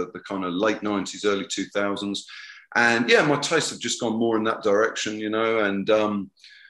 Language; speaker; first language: English; native; English